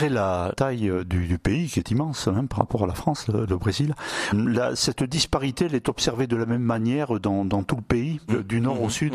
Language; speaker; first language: French; native; French